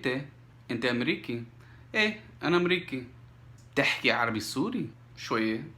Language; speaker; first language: Arabic; non-native, learner; English